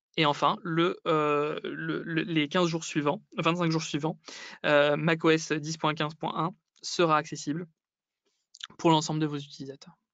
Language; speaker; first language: French; native; French